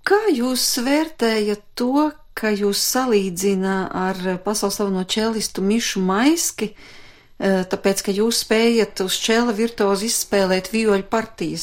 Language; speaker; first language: Latvian; native; Latvian